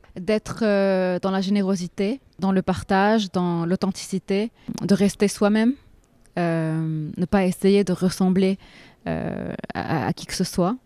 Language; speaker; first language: French; non-native, local second language; Arabic